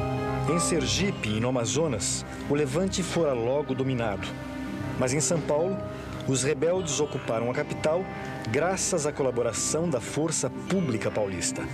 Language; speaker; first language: Portuguese; native; Portuguese